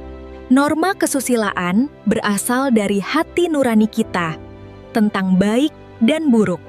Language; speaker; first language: Indonesian; native; Indonesian